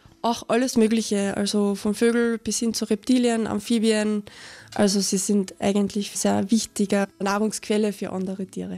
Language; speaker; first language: German; native; German